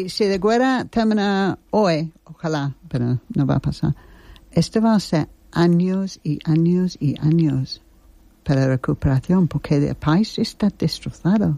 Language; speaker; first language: Spanish; non-native, fluent; English